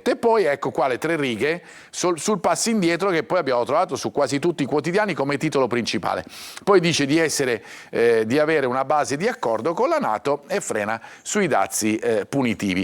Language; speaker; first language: Italian; native; Italian